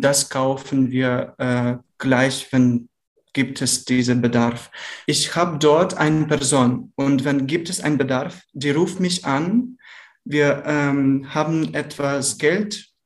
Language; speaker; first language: German; non-native, learner; Ukrainian